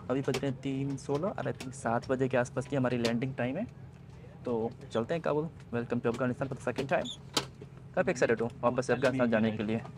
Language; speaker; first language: Hindi; native; Hindi